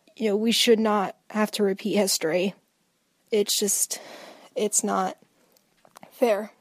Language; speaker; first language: English; native; English